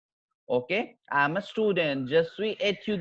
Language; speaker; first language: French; non-native, fluent; Hindi